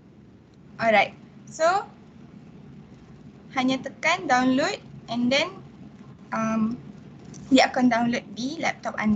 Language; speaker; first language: Malay; native; Malay